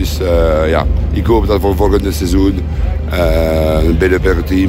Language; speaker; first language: Dutch; non-native, local second language; French